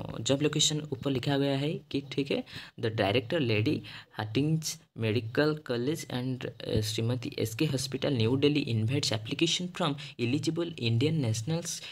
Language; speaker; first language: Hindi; non-native, local second language; Odia